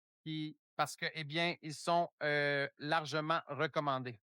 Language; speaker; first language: French; non-native, learner; Spanish